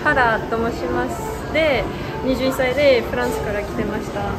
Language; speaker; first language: Japanese; non-native, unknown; French